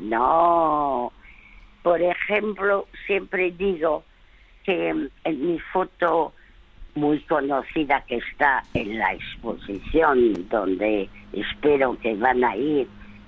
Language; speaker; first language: Spanish; early bilingual, other home language; French